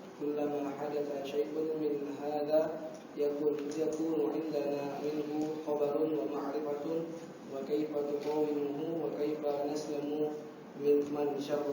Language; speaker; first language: Arabic; non-native, learner; Indonesian